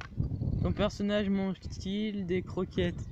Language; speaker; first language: French; native; French